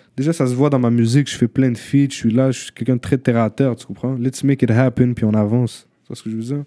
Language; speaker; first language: French; early bilingual, other home language; Arabic